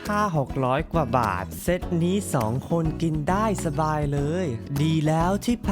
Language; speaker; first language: Thai; non-native, fluent; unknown